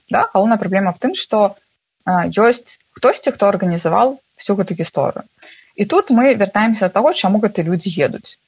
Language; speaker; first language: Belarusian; non-native, local second language; Russian